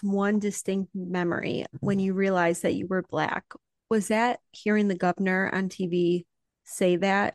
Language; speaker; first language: English; native; English